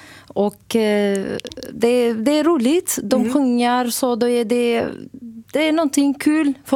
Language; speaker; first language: Swedish; non-native, learner; Arabic